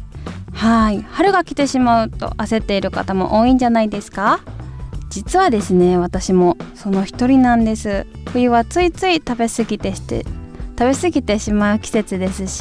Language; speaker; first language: Japanese; native; Japanese